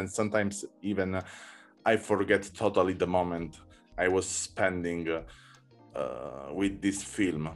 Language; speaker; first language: English; non-native, learner; Italian